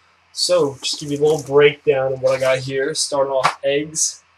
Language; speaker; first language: English; native; English